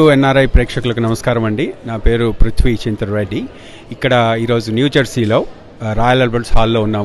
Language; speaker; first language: Telugu; native; Telugu